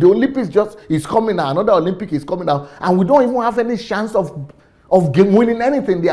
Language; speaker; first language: English; non-native, local second language; Yoruba